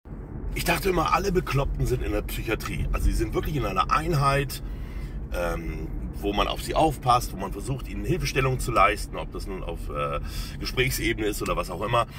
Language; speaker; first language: German; native; German